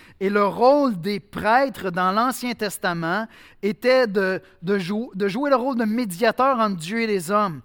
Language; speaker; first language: French; native; French